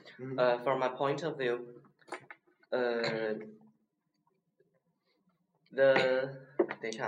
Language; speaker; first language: English; non-native, learner; Chinese